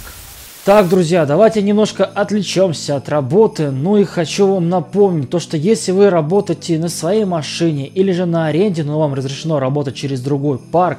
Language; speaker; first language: Russian; native; Russian